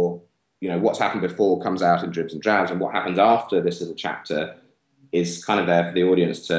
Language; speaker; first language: English; native; English